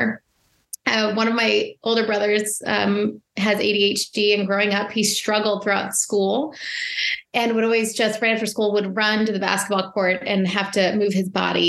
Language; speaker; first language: English; native; English